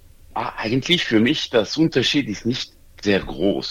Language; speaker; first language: German; non-native, local second language; French